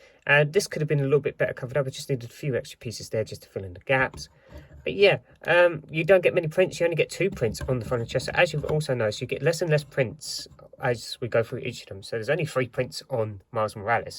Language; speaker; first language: English; native; English